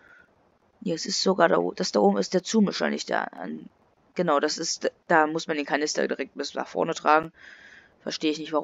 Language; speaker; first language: German; native; German